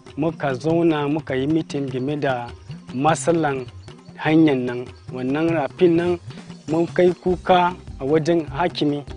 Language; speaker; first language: Hausa; non-native, local second language; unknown